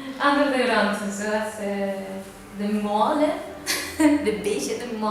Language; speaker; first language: Dutch; non-native, learner; Spanish